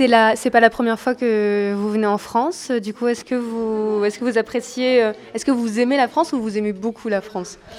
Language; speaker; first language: French; native; French